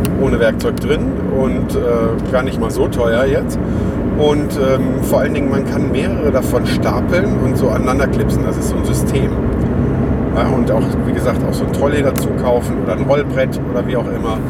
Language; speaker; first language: German; native; German